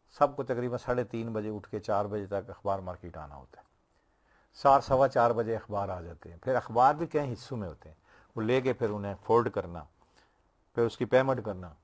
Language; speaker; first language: Urdu; non-native, local second language; Punjabi